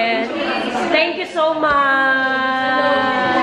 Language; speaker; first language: English; non-native, local second language; Filipino